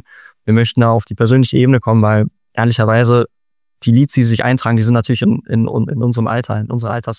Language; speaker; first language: German; native; German